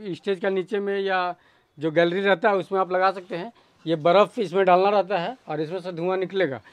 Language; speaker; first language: Hindi; native; Hindi